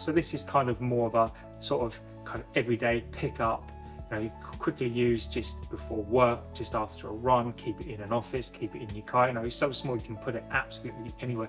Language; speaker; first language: English; native; English